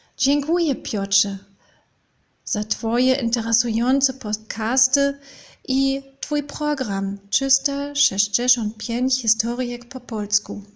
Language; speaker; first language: Polish; non-native, learner; German